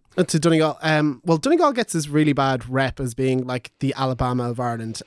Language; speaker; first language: English; native; English